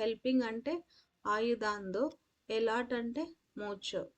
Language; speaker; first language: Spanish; non-native, fluent; Telugu